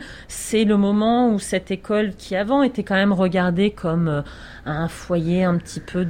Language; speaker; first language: French; native; French